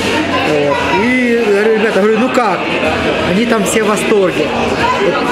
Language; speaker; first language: Russian; native; Russian